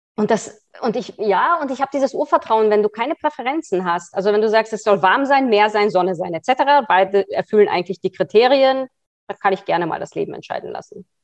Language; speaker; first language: German; early bilingual, other home language; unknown